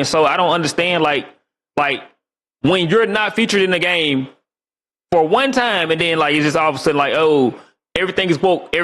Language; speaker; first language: English; native; English